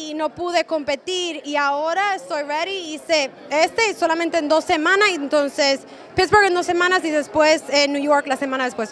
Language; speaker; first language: Spanish; early bilingual, heritage; Spanish